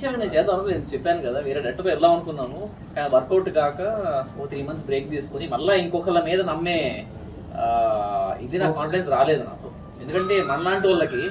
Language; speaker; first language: Telugu; native; Telugu